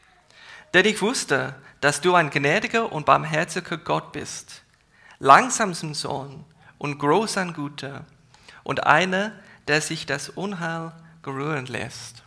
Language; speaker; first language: German; non-native, fluent; English